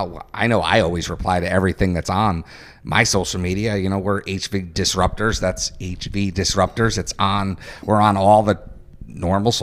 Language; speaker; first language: English; native; English